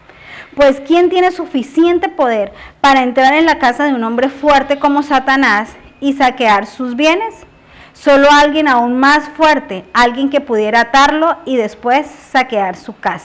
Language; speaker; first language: Spanish; native; Spanish